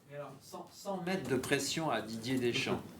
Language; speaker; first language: French; native; French